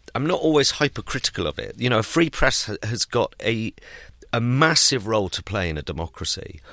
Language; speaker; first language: English; native; English